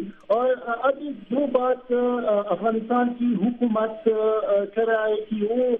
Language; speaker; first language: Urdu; non-native, fluent; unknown